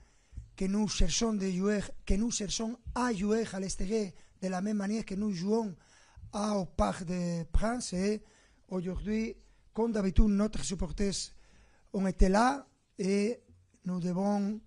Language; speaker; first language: French; non-native, fluent; Spanish